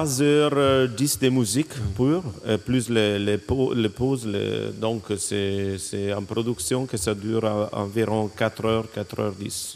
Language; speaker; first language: French; non-native, fluent; Italian